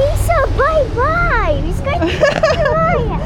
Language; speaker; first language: Swedish; early bilingual, other home language; Persian